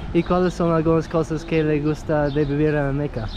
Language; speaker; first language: Spanish; non-native, learner; English